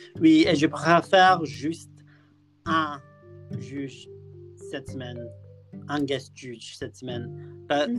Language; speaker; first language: French; non-native, learner; English